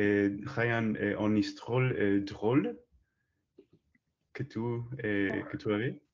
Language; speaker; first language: French; non-native, learner; English